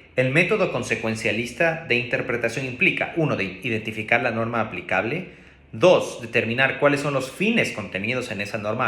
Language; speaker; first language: Spanish; native; Spanish